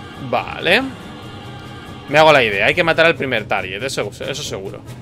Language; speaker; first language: Spanish; native; Spanish